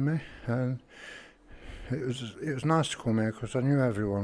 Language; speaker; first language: English; native; English